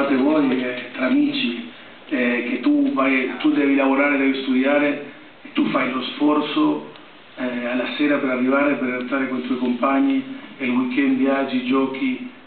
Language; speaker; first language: Italian; non-native, fluent; Spanish